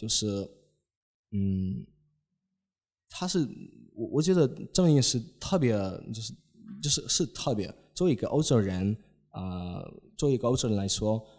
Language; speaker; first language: Chinese; non-native, fluent; Polish